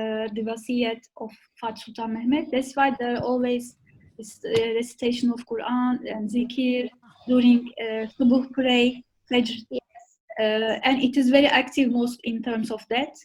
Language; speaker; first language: English; non-native, fluent; Turkish